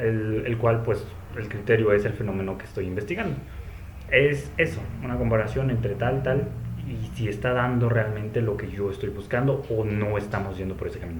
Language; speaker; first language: Spanish; native; Spanish